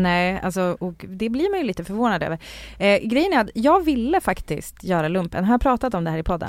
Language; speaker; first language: Swedish; native; Swedish